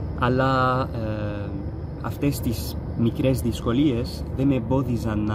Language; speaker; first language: Greek; non-native, fluent; Arabic